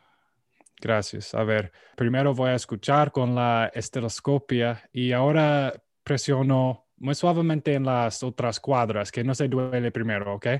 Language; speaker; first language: Spanish; non-native, learner; English